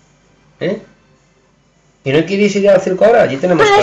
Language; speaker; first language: Spanish; native; Spanish